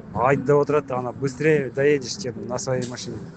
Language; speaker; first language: Russian; non-native, local second language; Kazakh